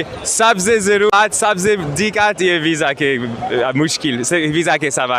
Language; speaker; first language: Hindi; non-native, learner; German